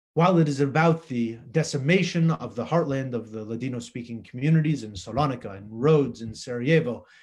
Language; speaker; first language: English; native; English